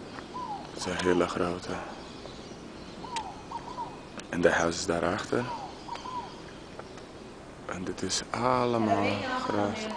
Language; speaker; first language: Dutch; non-native, fluent; Portuguese